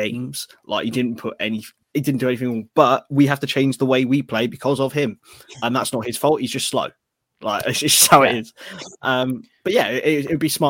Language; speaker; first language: English; native; English